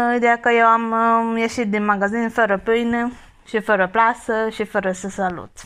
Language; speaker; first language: Romanian; non-native, fluent; Hungarian